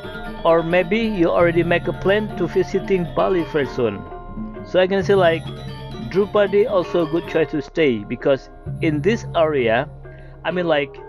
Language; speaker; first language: English; non-native, learner; Indonesian